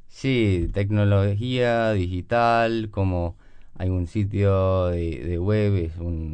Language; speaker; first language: Spanish; non-native, learner; English